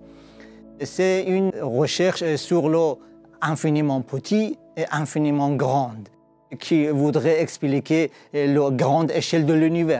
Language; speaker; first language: French; non-native, learner; Persian